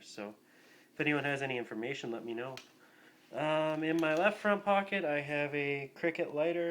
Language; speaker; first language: English; native; English